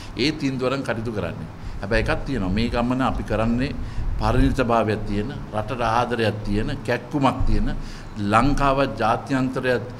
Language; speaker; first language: Sinhala; native; Sinhala